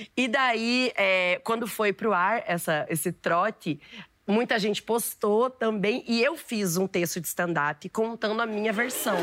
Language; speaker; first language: Portuguese; native; Portuguese